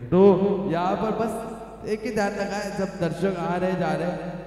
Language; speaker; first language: Hindi; non-native, local second language; Marathi